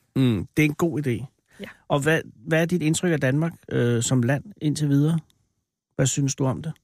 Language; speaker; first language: Danish; native; Danish